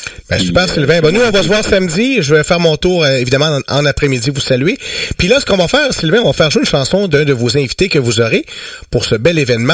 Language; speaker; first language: French; native; French